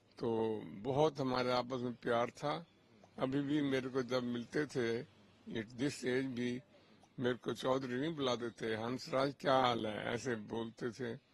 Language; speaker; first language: Urdu; non-native, local second language; Punjabi